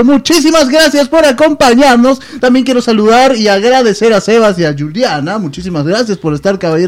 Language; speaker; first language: Spanish; native; Spanish